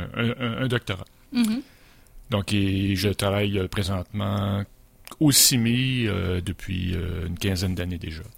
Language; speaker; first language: French; native; French